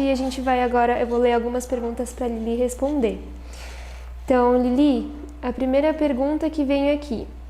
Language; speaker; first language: Portuguese; native; Portuguese